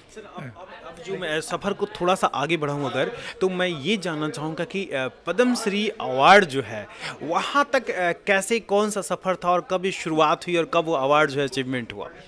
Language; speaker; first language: Hindi; native; Hindi